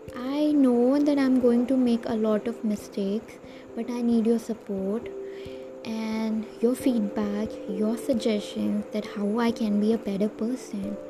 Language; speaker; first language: English; non-native, local second language; Hindi